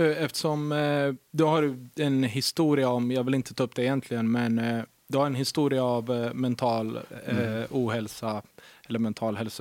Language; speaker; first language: Swedish; native; Swedish